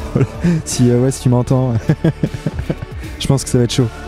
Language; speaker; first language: French; native; French